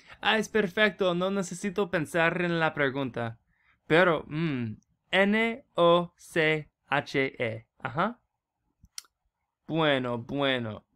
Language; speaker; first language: Spanish; non-native, learner; English